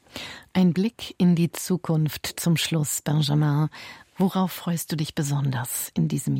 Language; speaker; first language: German; native; German